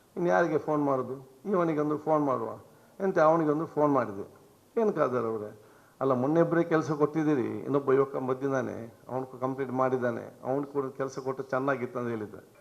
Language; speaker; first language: Kannada; non-native, local second language; Badaga